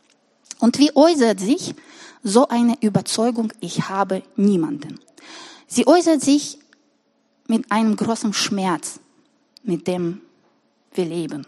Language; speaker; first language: German; non-native, fluent; Russian